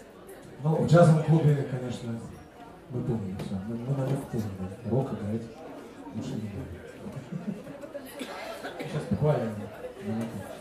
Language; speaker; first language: Russian; native; Russian